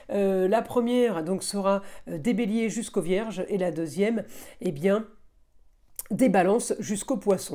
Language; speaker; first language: French; native; French